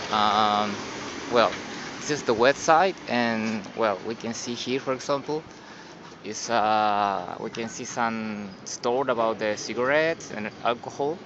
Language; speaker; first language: English; non-native, learner; Spanish